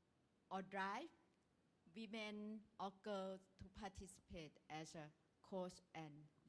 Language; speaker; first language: English; non-native, learner; Thai